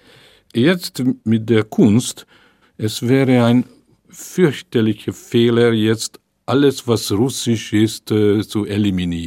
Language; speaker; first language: German; non-native, fluent; Hungarian